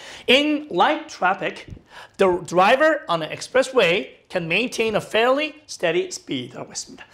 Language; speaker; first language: English; non-native, fluent; Korean